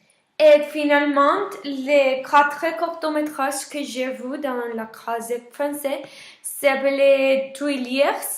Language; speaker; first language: French; non-native, learner; Spanish